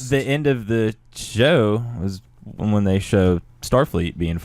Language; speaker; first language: English; native; English